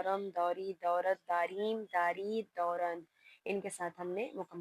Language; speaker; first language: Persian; non-native, fluent; Urdu